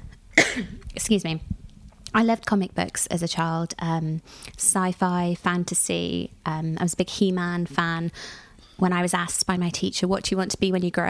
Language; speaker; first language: English; native; English